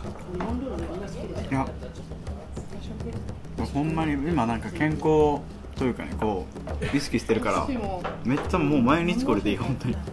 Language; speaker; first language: Japanese; native; Japanese